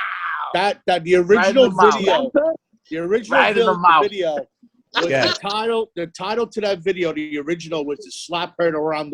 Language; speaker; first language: English; native; English